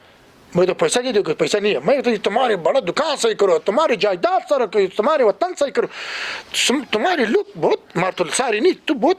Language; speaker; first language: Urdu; non-native, learner; Pashto